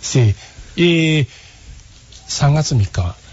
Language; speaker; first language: Spanish; non-native, learner; Japanese